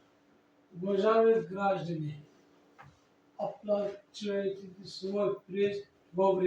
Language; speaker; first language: Russian; non-native, learner; Uzbek